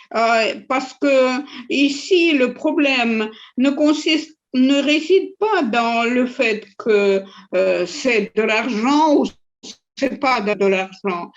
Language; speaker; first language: French; non-native, fluent; Russian